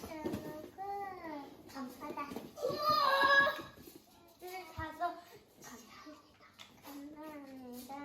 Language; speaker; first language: Korean; early bilingual, heritage; Korean